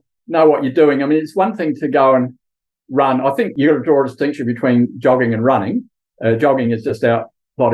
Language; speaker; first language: English; native; English